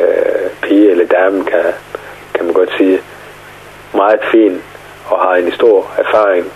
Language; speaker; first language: Danish; non-native, fluent; Somali